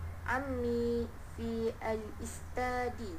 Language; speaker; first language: Arabic; non-native, learner; Malay